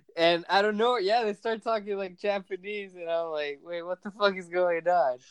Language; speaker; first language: English; early bilingual, other home language; Spanish